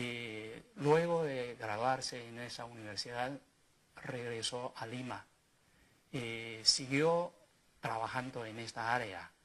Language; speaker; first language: Spanish; non-native, fluent; Chinese